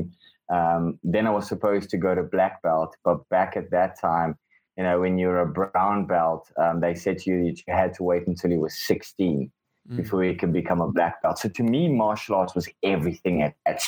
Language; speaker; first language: English; non-native, local second language; Afrikaans